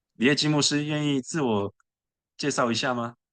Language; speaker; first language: Chinese; early bilingual, other home language; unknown